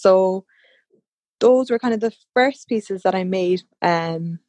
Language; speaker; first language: English; native; English